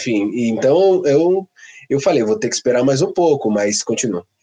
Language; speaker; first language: Portuguese; native; Portuguese